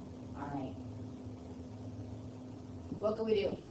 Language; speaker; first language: English; native; English